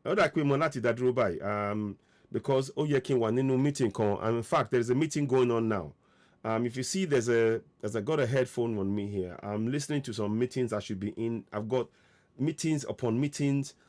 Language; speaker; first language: English; non-native, local second language; Yoruba